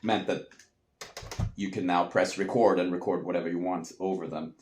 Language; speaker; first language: English; non-native, fluent; Swedish